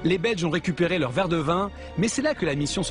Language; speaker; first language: French; native; French